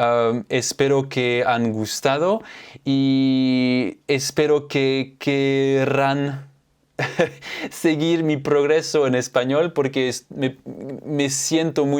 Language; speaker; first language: Spanish; non-native, fluent; French